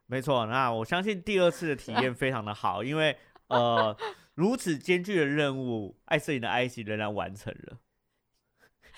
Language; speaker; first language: Chinese; native; Chinese